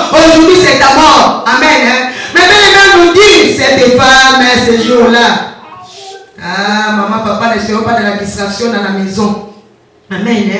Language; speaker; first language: French; non-native, local second language; Lingala